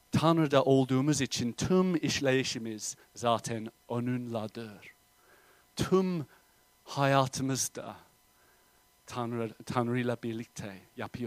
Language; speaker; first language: Turkish; non-native, fluent; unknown